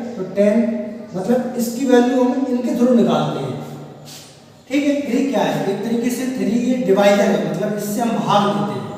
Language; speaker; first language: Hindi; native; Hindi